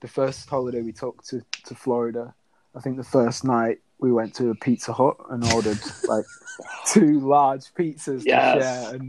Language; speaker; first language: English; native; English